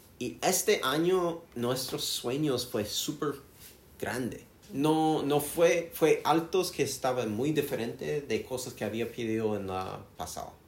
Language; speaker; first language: Spanish; non-native, learner; English